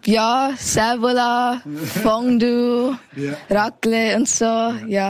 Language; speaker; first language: German; early bilingual, heritage; Thai